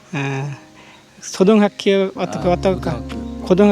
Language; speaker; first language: Korean; non-native, learner; Bangla